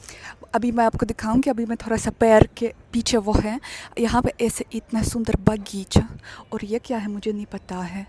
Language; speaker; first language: Hindi; non-native, learner; Russian